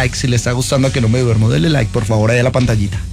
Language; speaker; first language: Spanish; native; Spanish